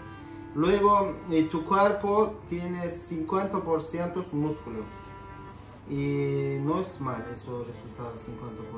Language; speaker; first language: Spanish; non-native, fluent; Turkish